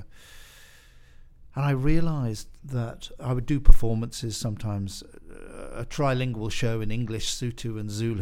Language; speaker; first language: English; native; English